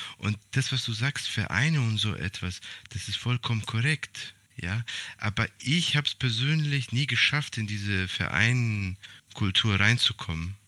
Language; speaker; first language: German; early bilingual, other home language; Serbian